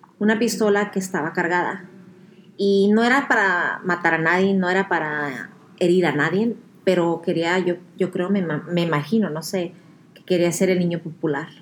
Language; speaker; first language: Spanish; early bilingual, heritage; Spanish